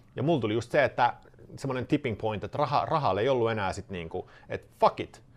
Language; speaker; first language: Finnish; non-native, fluent; Swedish